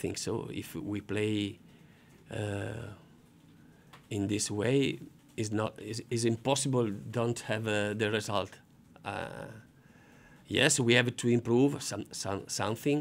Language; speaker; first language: English; non-native, learner; Italian